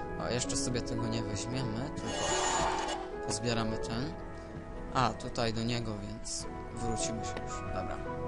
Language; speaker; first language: Polish; native; Polish